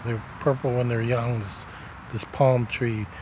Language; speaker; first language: English; native; English